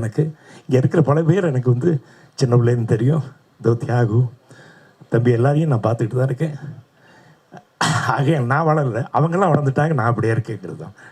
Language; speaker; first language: Tamil; native; Tamil